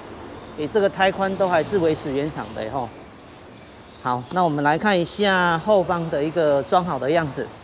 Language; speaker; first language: Chinese; native; Chinese